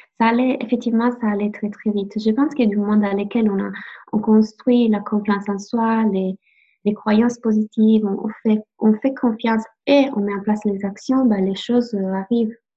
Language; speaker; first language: French; non-native, fluent; Italian